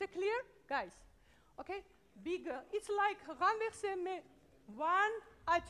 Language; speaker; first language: English; non-native, learner; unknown